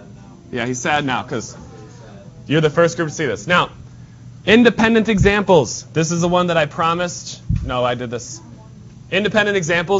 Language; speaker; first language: English; native; English